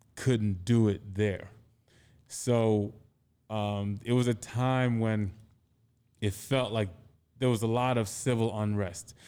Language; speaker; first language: English; non-native, local second language; Igbo